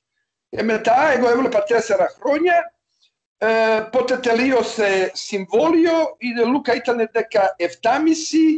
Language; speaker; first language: Greek; non-native, learner; Serbian